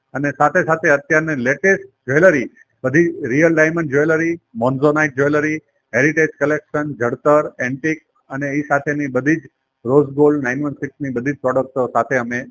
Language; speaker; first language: Gujarati; native; Gujarati